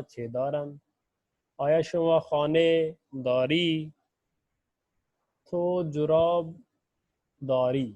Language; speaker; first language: Persian; non-native, fluent; Urdu